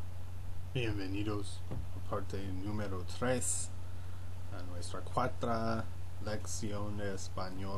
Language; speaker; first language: Spanish; non-native, fluent; English